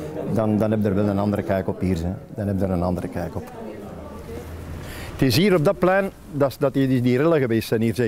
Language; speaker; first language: Dutch; native; Dutch